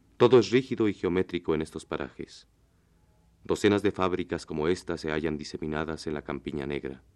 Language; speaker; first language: Spanish; native; Spanish